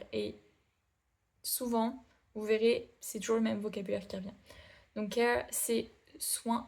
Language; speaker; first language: French; native; French